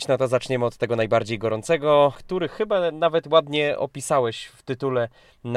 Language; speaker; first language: Polish; native; Polish